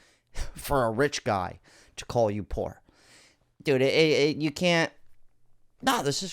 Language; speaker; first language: English; native; English